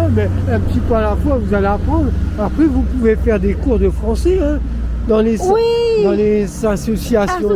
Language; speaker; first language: French; native; French